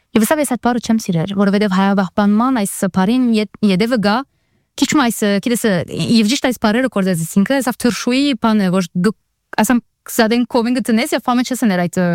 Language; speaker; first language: Armenian; early bilingual, heritage; Armenian